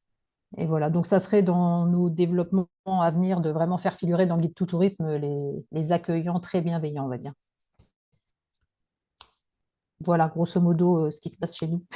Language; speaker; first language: French; native; French